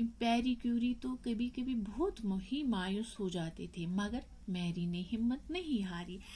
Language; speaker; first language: Urdu; non-native, local second language; Kashmiri